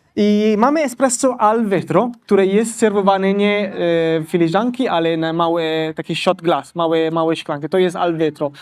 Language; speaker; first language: Polish; non-native, learner; Italian